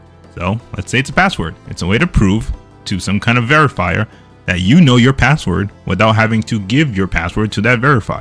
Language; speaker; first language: English; native; English